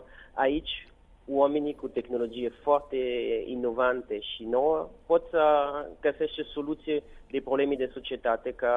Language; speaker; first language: Romanian; non-native, learner; Italian